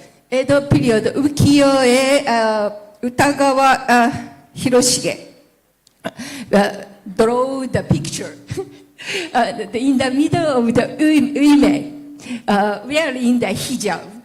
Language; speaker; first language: English; non-native, learner; Japanese